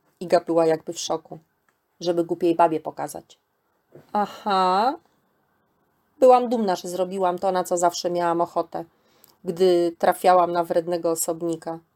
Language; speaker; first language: Polish; native; Polish